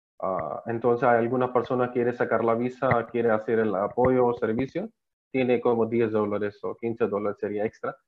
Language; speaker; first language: Spanish; non-native, learner; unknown